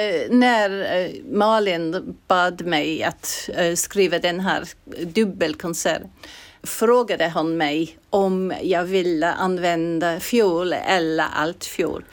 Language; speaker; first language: Swedish; non-native, fluent; English